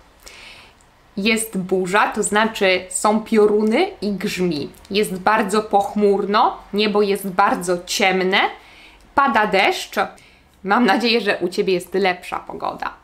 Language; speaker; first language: Polish; native; Polish